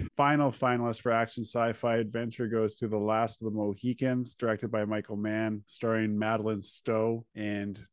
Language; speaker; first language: English; native; English